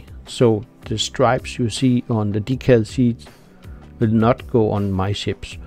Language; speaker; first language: English; non-native, learner; Danish